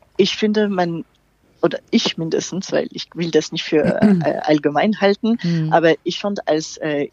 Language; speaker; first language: German; non-native, fluent; French